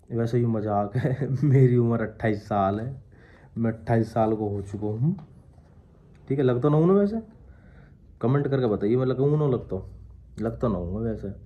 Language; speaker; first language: Hindi; native; Hindi